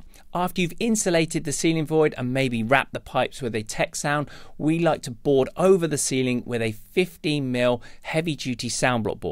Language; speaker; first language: English; native; English